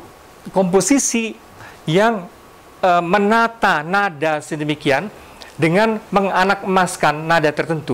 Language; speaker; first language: Indonesian; native; Indonesian